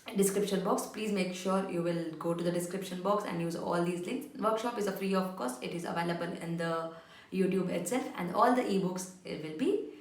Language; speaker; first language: English; non-native, local second language; Kannada